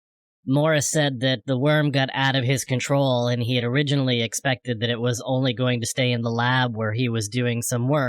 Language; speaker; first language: English; native; English